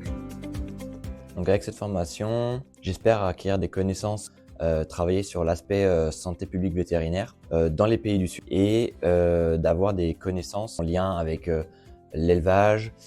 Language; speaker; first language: French; native; French